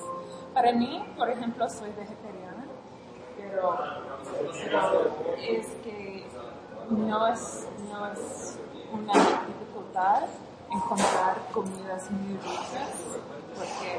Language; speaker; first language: Spanish; non-native, fluent; English